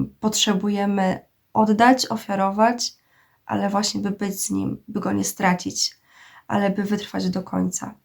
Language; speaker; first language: Polish; native; Polish